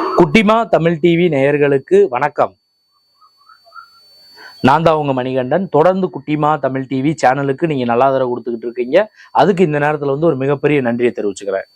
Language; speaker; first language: Tamil; native; Tamil